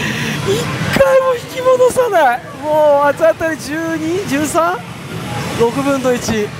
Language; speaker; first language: Japanese; native; Japanese